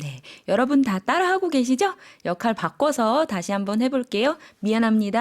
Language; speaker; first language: Korean; native; Korean